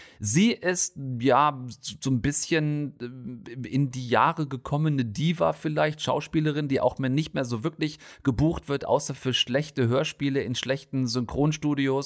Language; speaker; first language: German; native; German